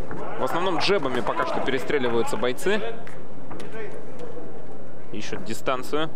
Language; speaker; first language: Russian; native; Russian